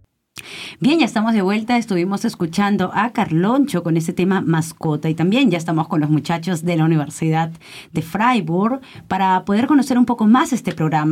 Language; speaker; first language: Spanish; native; Spanish